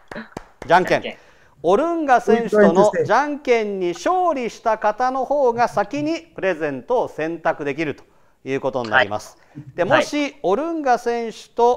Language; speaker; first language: Japanese; native; Japanese